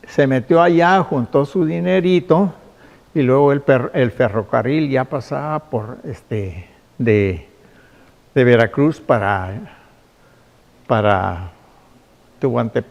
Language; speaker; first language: Spanish; native; Spanish